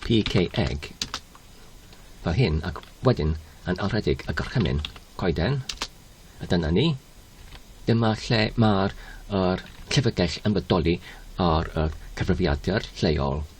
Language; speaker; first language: Welsh; non-native, learner; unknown